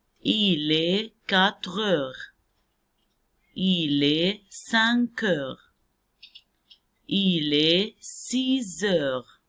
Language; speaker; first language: French; non-native, fluent; Arabic